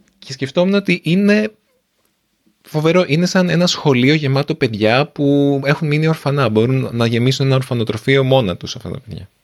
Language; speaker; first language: Greek; native; Greek